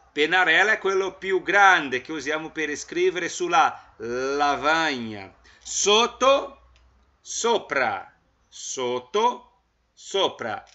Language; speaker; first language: Italian; non-native, fluent; Portuguese